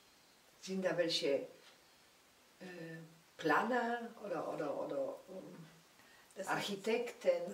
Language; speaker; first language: German; non-native, learner; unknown